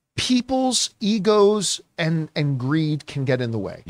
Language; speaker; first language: English; native; English